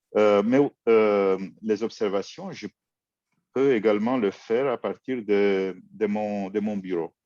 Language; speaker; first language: French; non-native, fluent; Romanian